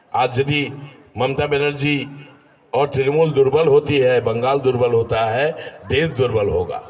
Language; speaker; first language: Hindi; non-native, local second language; Bangla